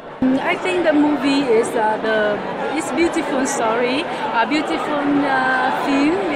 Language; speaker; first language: English; non-native, learner; Vietnamese